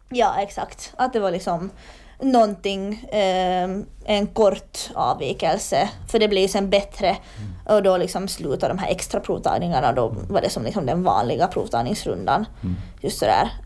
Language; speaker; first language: Swedish; native; Swedish